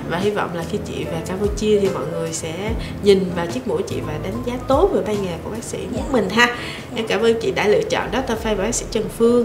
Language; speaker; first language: Vietnamese; native; Vietnamese